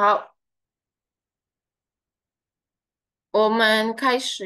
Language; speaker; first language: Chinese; non-native, fluent; Indonesian